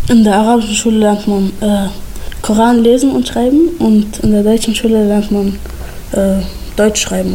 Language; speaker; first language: German; early bilingual, other home language; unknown